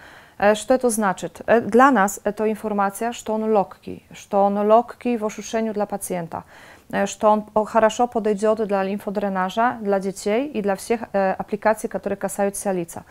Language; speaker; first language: Russian; non-native, fluent; Polish